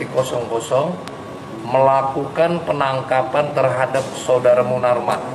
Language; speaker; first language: Indonesian; native; Indonesian